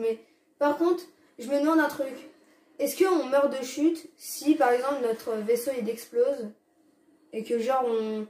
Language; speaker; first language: French; native; French